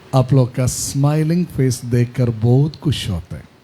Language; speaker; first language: Hindi; non-native, local second language; Kannada